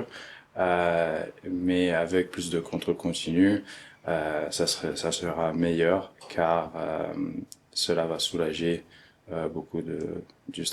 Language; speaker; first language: French; early bilingual, other home language; Arabic